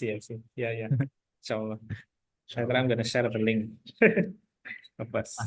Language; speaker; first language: English; non-native, fluent; Indonesian